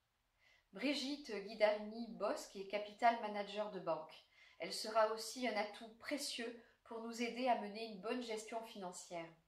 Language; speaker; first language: French; native; French